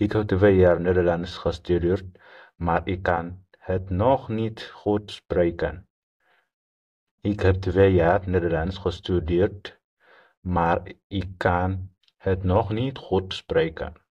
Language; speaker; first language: Dutch; non-native, learner; Tigrinya